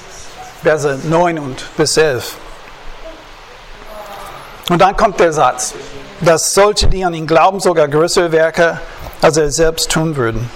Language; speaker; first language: German; non-native, fluent; English